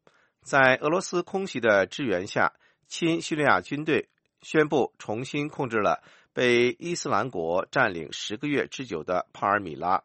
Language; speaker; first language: Chinese; native; Chinese